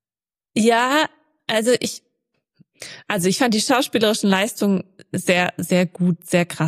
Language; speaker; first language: German; native; German